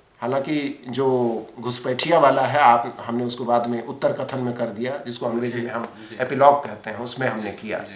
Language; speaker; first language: Hindi; non-native, local second language; Marathi